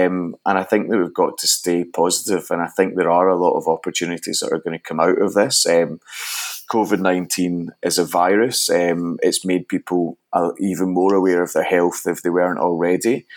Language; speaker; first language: English; native; English